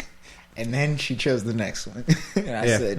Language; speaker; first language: English; native; English